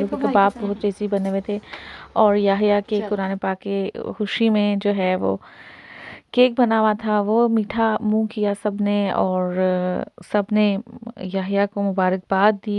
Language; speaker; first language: Hindi; native; Hindi